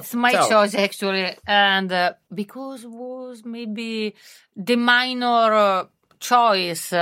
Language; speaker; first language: English; non-native, learner; Italian